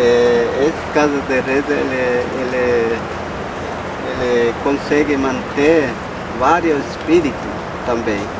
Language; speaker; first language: Portuguese; non-native, local second language; Guarani